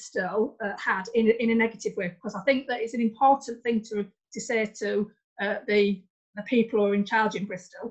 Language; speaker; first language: English; native; English